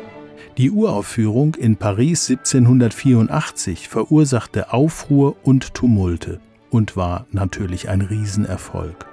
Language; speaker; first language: German; native; German